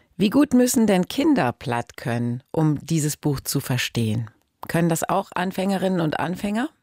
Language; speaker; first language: German; native; German